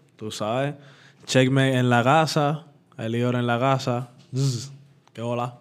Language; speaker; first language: Spanish; native; Spanish